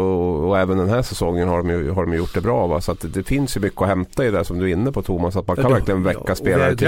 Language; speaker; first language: Swedish; native; Swedish